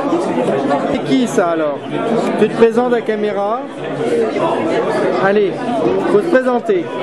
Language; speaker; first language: French; native; French